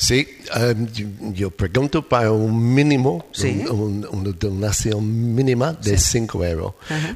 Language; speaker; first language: Spanish; non-native, fluent; English